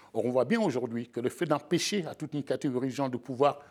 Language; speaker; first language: French; native; French